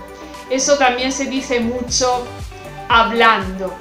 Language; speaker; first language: Spanish; non-native, fluent; Italian